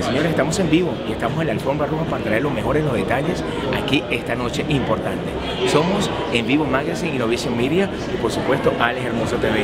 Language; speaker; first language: Spanish; native; Spanish